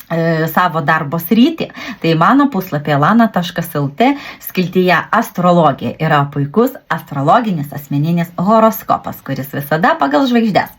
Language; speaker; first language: Lithuanian; native; Lithuanian